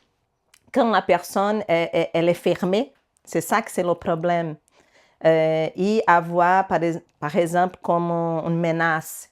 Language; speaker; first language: French; non-native, learner; Portuguese